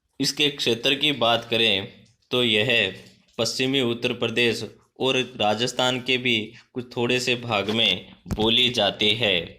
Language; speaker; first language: Hindi; native; Hindi